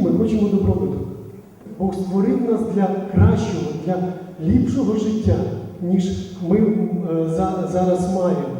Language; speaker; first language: Ukrainian; non-native, local second language; Russian